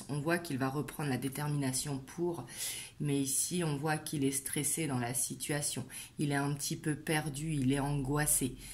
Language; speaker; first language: French; native; French